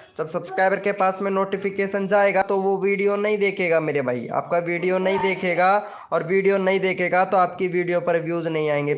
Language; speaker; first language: Hindi; native; Hindi